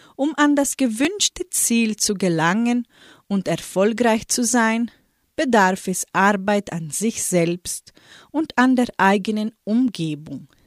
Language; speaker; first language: German; early bilingual, heritage; German